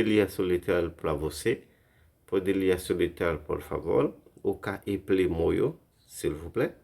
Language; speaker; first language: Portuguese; non-native, learner; Haitian Creole